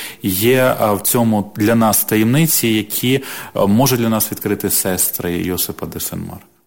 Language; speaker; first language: Ukrainian; native; Ukrainian